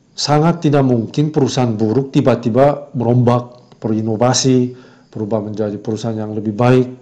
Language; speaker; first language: Indonesian; non-native, fluent; Korean